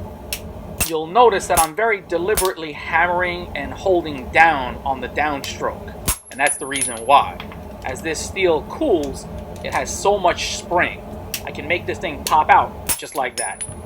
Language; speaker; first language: English; native; English